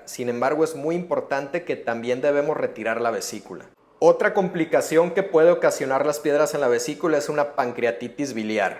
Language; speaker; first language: Spanish; native; Spanish